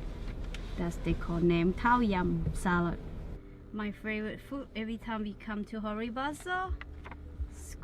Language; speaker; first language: English; non-native, learner; Thai